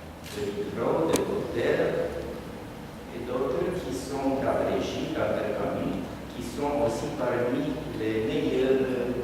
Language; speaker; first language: French; non-native, fluent; Romanian